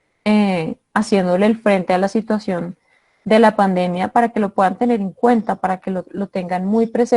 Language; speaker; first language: Spanish; native; Spanish